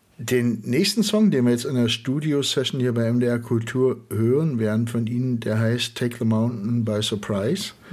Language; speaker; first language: German; native; German